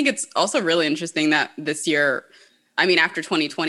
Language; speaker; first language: English; native; English